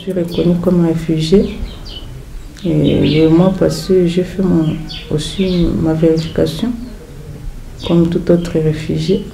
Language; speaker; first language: French; non-native, local second language; Swahili